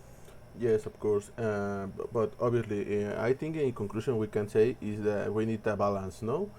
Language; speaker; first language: English; non-native, learner; Spanish